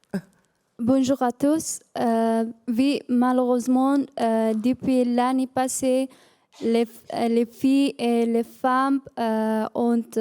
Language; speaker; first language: French; non-native, learner; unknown